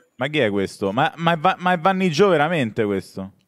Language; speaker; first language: Italian; native; Italian